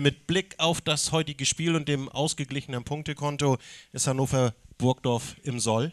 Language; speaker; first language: German; native; German